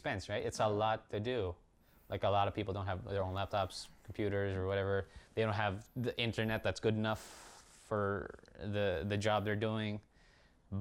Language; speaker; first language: English; non-native, local second language; Hiligaynon